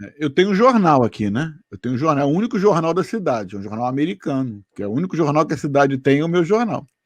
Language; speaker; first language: Portuguese; native; Portuguese